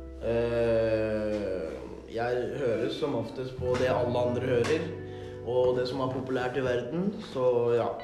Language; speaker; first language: Norwegian; early bilingual, other home language; Thai